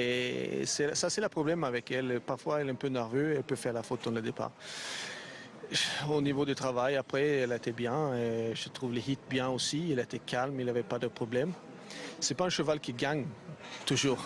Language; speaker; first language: French; non-native, learner; Swedish